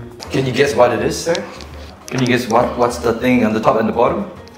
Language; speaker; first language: English; non-native, fluent; Korean